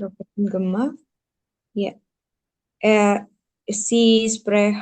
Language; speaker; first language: German; non-native, learner; Indonesian